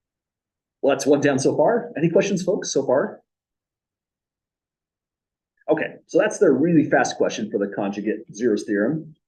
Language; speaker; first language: English; native; English